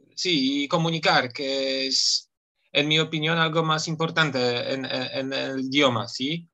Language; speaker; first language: Spanish; non-native, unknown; Polish